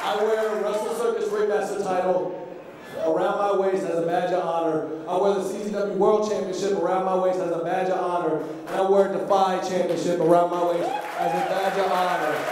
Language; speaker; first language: English; native; English